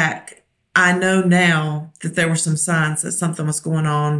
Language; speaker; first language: English; native; English